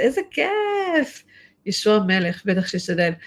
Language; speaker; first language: Hebrew; early bilingual, other home language; English